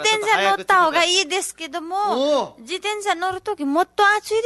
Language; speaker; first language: Japanese; non-native, learner; Nepali